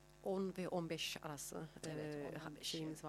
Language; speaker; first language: Turkish; early bilingual, heritage; Turkish